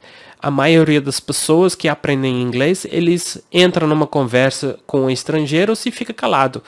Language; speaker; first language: Portuguese; non-native, fluent; English